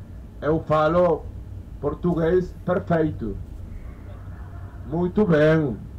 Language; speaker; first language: Portuguese; non-native, learner; Spanish